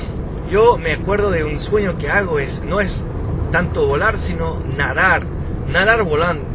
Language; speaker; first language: Spanish; non-native, fluent; French